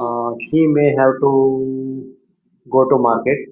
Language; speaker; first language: English; non-native, learner; Hindi